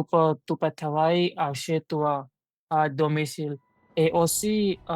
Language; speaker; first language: French; non-native, learner; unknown